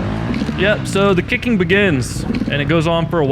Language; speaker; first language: English; native; English